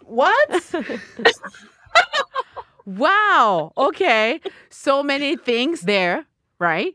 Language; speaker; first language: English; non-native, learner; Japanese